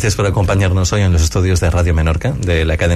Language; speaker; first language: Spanish; native; Spanish